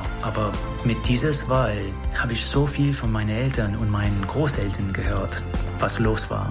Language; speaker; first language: German; non-native, learner; English